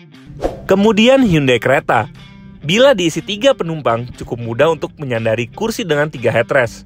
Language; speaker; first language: Indonesian; native; Indonesian